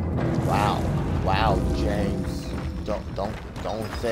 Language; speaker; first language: English; native; English